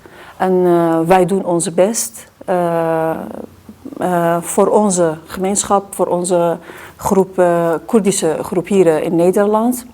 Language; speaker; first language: Dutch; non-native, fluent; Kurdish